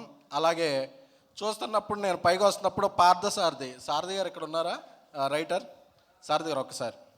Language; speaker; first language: Telugu; native; Telugu